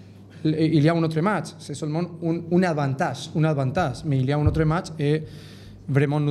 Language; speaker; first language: French; non-native, learner; Spanish